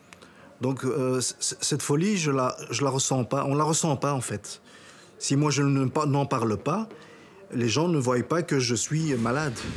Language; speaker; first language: French; native; French